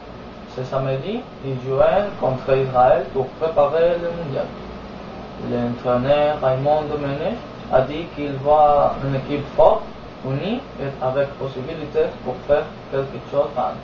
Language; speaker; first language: French; non-native, learner; Spanish